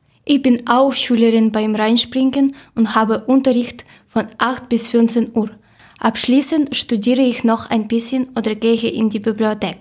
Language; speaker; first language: German; non-native, learner; Ukrainian